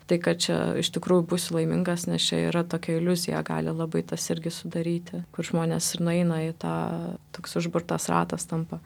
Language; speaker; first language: Lithuanian; native; Lithuanian